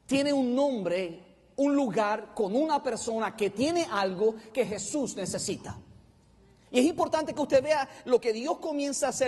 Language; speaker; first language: Spanish; native; Spanish